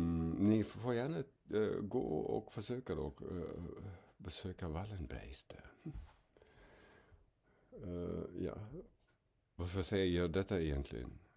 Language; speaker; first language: Swedish; non-native, fluent; German